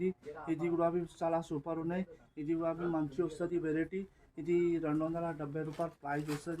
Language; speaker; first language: Telugu; non-native, local second language; Hindi